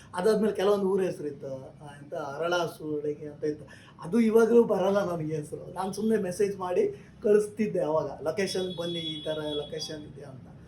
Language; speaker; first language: Kannada; native; Kannada